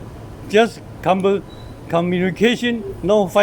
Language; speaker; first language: English; non-native, learner; Chinese